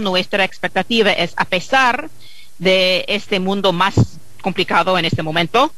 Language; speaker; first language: Spanish; non-native, fluent; English